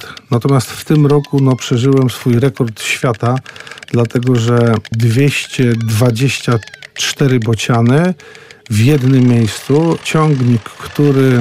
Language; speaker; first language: Polish; native; Polish